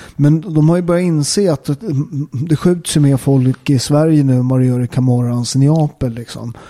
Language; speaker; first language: Swedish; native; Swedish